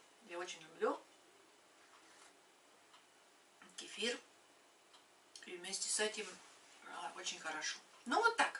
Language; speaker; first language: Russian; non-native, local second language; Latvian